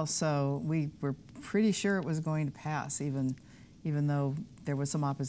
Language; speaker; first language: English; native; English